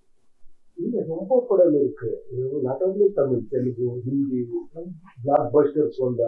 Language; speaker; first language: Tamil; non-native, learner; Kannada